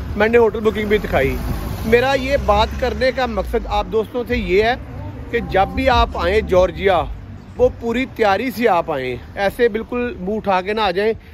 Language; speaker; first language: Urdu; non-native, local second language; Punjabi